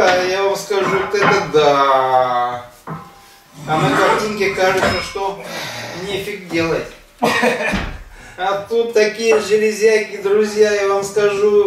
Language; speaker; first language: Russian; native; Russian